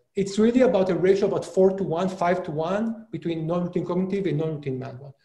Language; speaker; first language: English; non-native, fluent; Hebrew